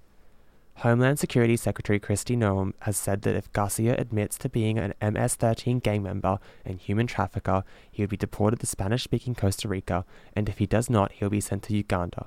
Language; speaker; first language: English; native; English